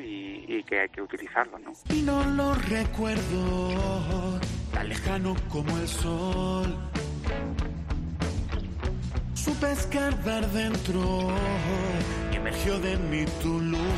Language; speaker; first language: Spanish; native; Spanish